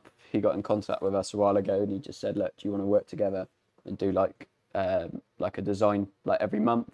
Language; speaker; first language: English; native; English